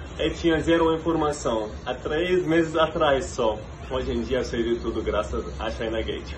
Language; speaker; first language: Portuguese; non-native, fluent; Arabic